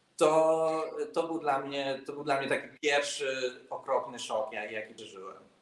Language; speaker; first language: Polish; native; Polish